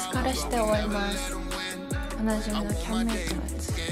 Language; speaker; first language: Japanese; native; Japanese